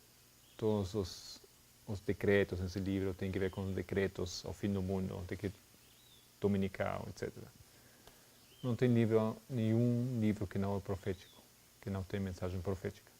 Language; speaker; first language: Portuguese; non-native, fluent; German